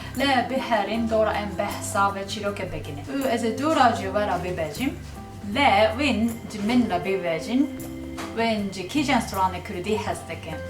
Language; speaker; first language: Kurdish; non-native, learner; Japanese